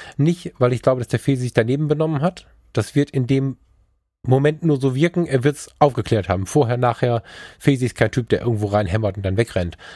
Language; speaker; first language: German; early bilingual, other home language; Turkish